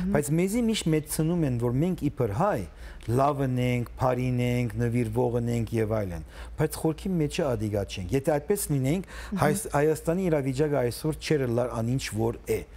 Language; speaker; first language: Armenian; early bilingual, heritage; Armenian